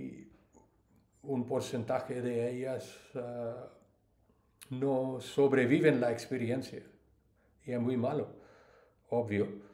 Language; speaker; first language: Spanish; non-native, learner; English